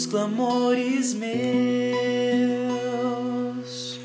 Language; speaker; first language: Portuguese; native; Portuguese